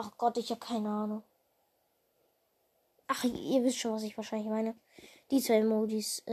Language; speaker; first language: German; native; German